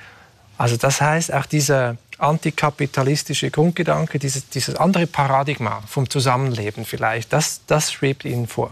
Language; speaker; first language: German; native; German